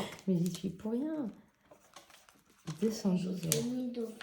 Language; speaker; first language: French; native; French